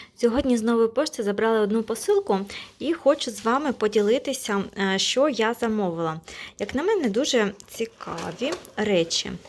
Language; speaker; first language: Ukrainian; non-native, local second language; Russian